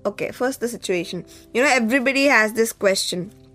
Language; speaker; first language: English; non-native, local second language; Telugu